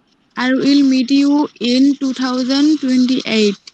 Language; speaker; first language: English; non-native, learner; Bangla